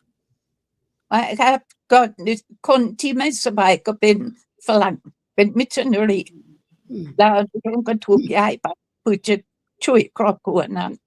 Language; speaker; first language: Thai; non-native, fluent; English